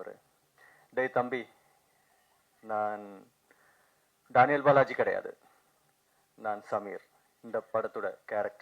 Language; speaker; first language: Tamil; non-native, learner; Malayalam